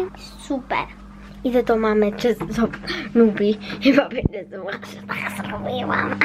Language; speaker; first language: Polish; early bilingual, heritage; Polish